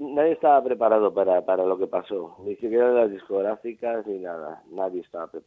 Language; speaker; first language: Spanish; native; Spanish